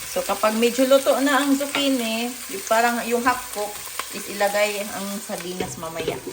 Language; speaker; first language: Filipino; non-native, local second language; Cebuano